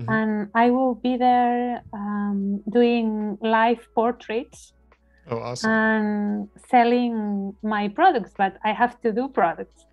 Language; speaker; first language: English; non-native, learner; Spanish